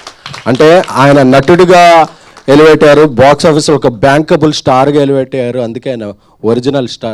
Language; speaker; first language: Telugu; native; Telugu